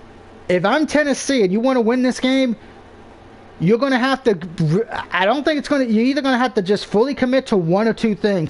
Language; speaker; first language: English; native; English